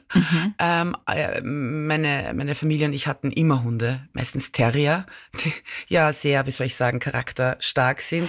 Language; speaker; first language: German; native; German